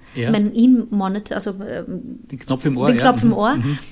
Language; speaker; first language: German; non-native, fluent; Portuguese